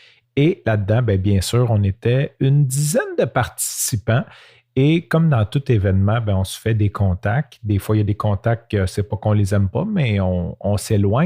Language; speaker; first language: French; native; French